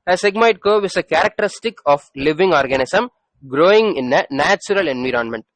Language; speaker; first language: English; non-native, local second language; Tamil